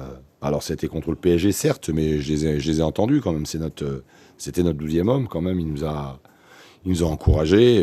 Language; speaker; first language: French; native; French